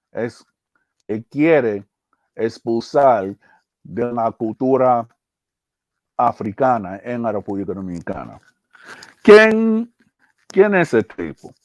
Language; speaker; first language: Spanish; early bilingual, heritage; English